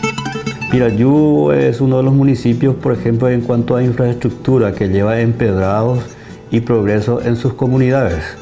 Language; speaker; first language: Spanish; native; Spanish